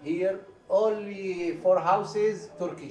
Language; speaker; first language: English; non-native, learner; Arabic